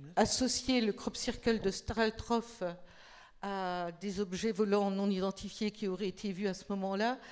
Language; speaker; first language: French; native; French